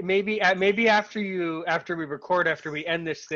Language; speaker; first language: English; native; English